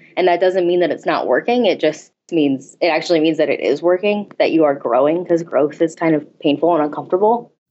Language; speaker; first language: English; native; English